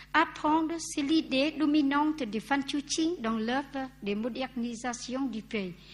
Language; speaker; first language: French; non-native, fluent; Vietnamese